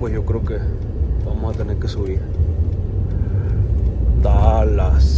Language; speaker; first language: Spanish; native; Spanish